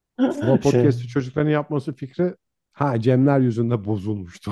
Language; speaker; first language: Turkish; native; Turkish